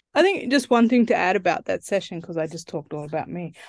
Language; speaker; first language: English; native; English